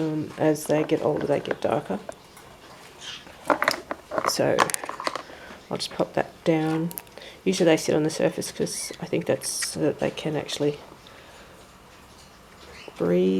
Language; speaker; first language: English; native; English